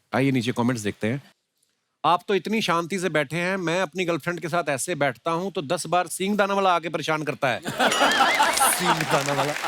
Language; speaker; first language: Hindi; non-native, local second language; Punjabi